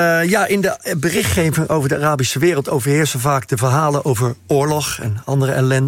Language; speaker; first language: Dutch; native; Dutch